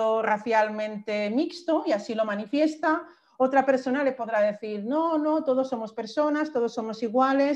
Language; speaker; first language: Spanish; native; Spanish